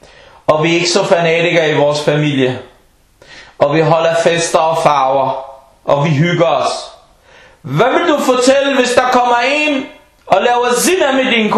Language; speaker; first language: Danish; non-native, local second language; Arabic